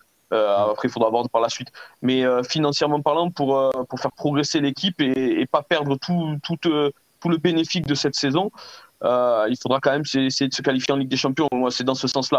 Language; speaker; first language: French; native; French